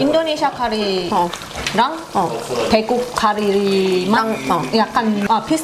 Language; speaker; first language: Korean; non-native, learner; Indonesian